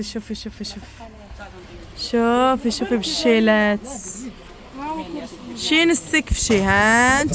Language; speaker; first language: Arabic; native; Arabic